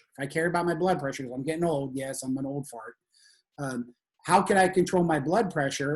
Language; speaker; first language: English; native; English